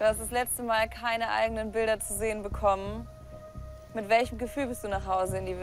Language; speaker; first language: German; native; German